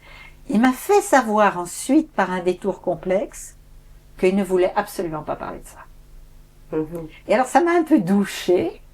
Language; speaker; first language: French; native; French